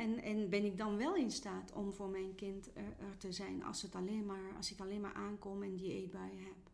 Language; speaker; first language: Dutch; non-native, fluent; French